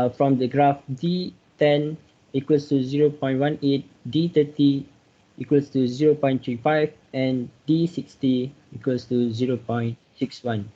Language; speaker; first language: English; non-native, local second language; Malay